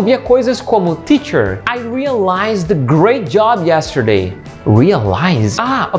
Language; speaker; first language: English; non-native, fluent; Portuguese